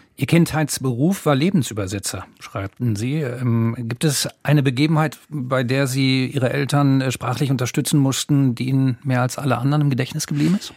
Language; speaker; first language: German; native; German